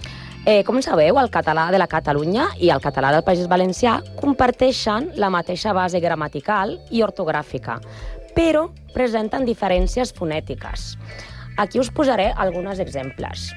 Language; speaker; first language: Catalan; non-native, learner; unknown